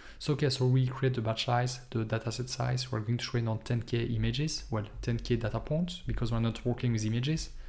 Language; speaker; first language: English; non-native, fluent; French